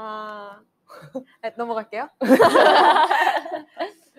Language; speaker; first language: Korean; native; Korean